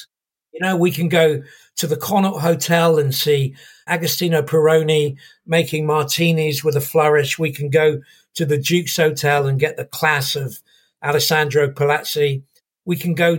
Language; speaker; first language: English; native; English